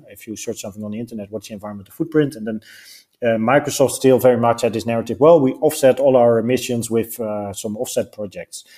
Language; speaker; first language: English; non-native, fluent; Dutch